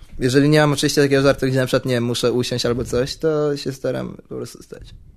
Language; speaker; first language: Polish; native; Polish